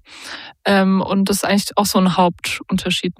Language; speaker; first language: German; native; German